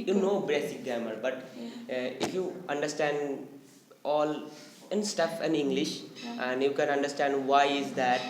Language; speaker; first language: English; non-native, learner; Bangla